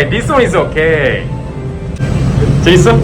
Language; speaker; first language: English; non-native, learner; Korean